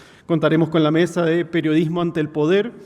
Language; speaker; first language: Spanish; native; Spanish